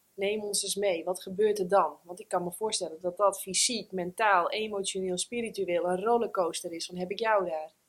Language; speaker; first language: Dutch; native; Dutch